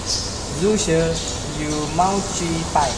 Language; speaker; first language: Chinese; non-native, learner; Malay